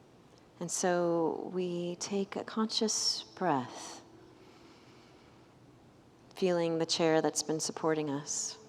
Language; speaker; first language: English; native; English